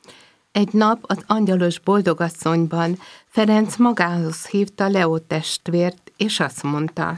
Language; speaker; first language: Hungarian; native; Hungarian